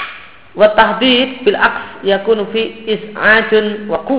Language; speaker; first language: Arabic; non-native, fluent; Indonesian